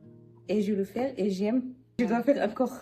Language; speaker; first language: French; non-native, learner; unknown